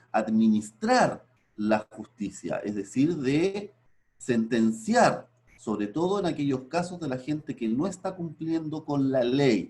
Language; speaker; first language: Spanish; native; Spanish